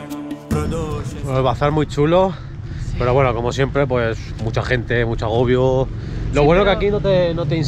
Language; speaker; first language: Spanish; native; Spanish